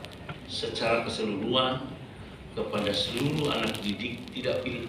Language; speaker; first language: Indonesian; native; Indonesian